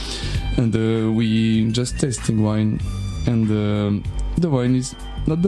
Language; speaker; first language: English; non-native, learner; French